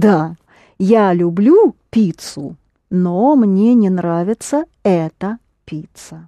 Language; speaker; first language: Russian; non-native, fluent; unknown